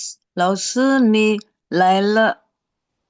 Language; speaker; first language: Chinese; non-native, learner; Indonesian